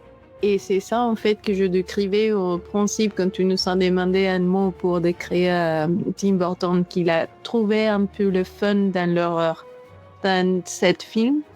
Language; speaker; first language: French; non-native, fluent; Spanish